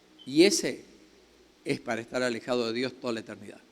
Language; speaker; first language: Spanish; native; Spanish